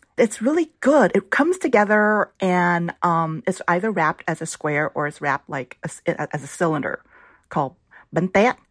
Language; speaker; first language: English; early bilingual, other home language; Vietnamese